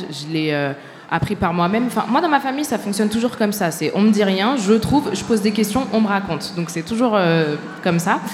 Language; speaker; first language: French; early bilingual, other home language; Arabic